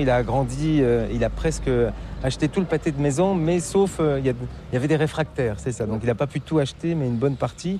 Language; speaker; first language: French; native; French